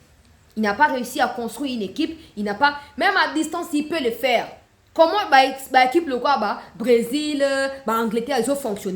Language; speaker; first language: French; non-native, local second language; Lingala